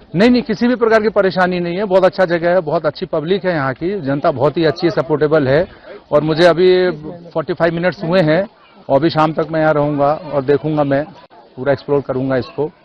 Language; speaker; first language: Hindi; native; Hindi